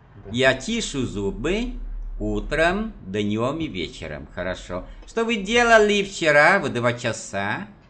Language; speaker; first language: Russian; non-native, fluent; Vietnamese